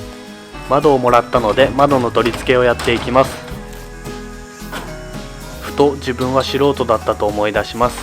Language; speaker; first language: Japanese; native; Japanese